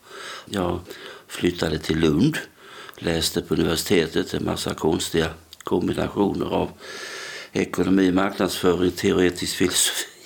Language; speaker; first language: Swedish; native; Swedish